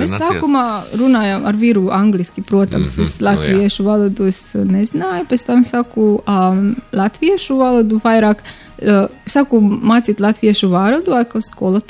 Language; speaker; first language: Latvian; non-native, learner; Romanian